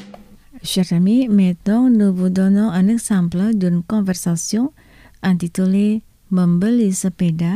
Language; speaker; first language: French; non-native, fluent; Indonesian